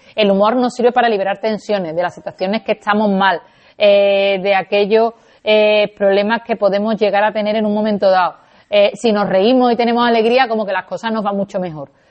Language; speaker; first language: Spanish; native; Spanish